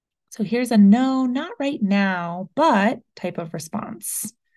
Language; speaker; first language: English; early bilingual, other home language; Spanish